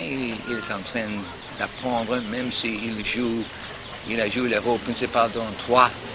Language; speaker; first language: French; non-native, fluent; English